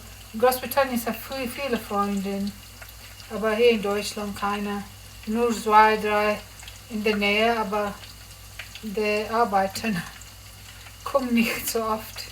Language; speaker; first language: German; non-native, learner; English